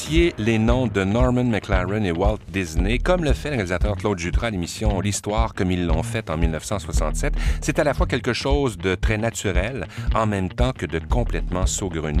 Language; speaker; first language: French; native; French